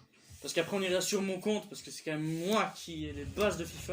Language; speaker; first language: French; native; French